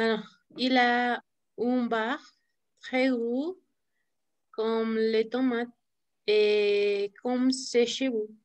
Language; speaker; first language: French; non-native, learner; Spanish